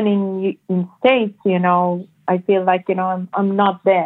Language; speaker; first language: English; non-native, local second language; Sinhala